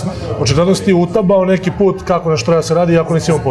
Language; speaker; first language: Serbian; native; Serbian